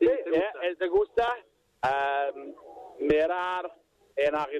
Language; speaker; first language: Spanish; non-native, learner; Welsh